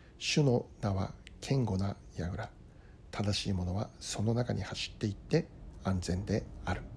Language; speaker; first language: Japanese; native; Japanese